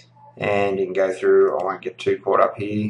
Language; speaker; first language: English; native; English